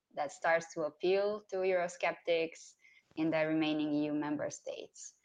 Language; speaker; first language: English; non-native, fluent; Romanian